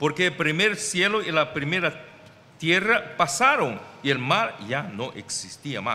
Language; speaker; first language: Spanish; non-native, fluent; Portuguese